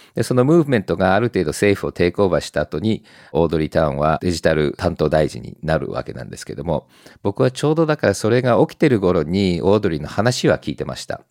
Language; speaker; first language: Japanese; native; Japanese